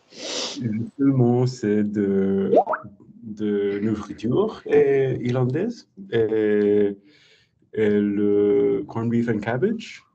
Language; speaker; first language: French; non-native, learner; English